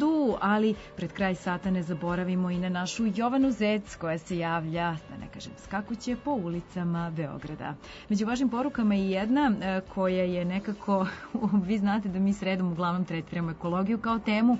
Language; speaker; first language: Serbian; native; Serbian